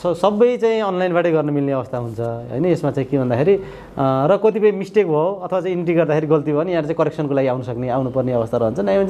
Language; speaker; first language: Nepali; native; Nepali